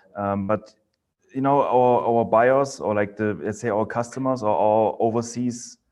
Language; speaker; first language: English; non-native, fluent; German